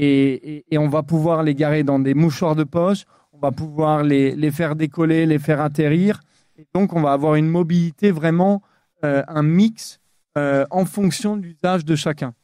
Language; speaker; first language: French; native; French